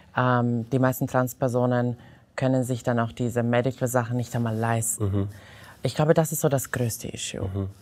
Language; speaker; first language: German; non-native, fluent; Serbian